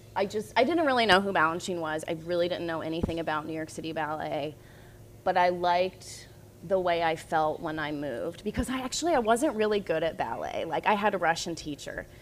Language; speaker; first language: English; native; English